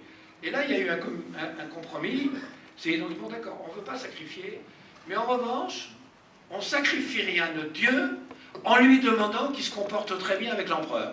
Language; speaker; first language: French; native; French